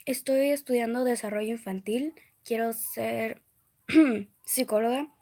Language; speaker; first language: Spanish; early bilingual, other home language; English